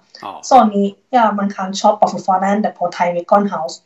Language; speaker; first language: Swedish; non-native, learner; Thai